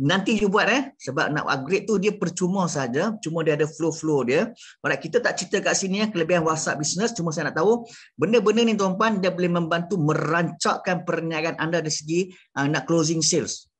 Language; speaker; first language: Malay; native; Malay